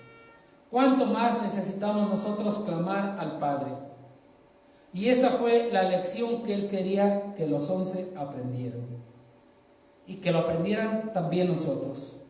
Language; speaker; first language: Spanish; native; Spanish